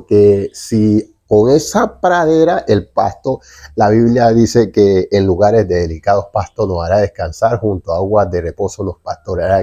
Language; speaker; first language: Spanish; native; Spanish